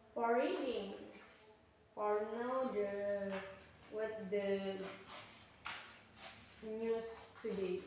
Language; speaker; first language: English; non-native, learner; Indonesian